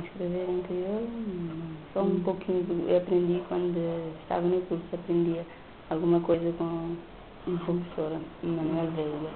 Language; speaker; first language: Portuguese; non-native, local second language; Kabuverdianu